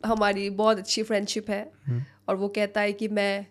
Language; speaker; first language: Hindi; non-native, local second language; Assamese